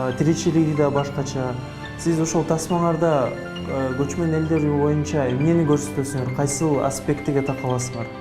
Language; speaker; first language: Kyrgyz; native; Kyrgyz